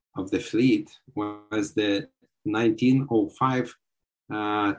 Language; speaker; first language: English; non-native, fluent; Lithuanian